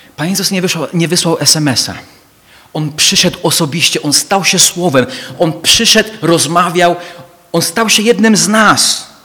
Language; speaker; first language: Polish; non-native, fluent; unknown